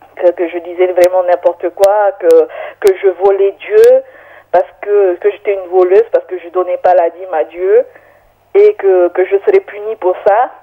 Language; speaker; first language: French; native; French